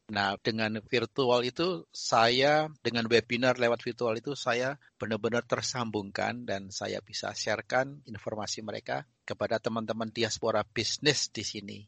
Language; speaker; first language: Indonesian; native; Indonesian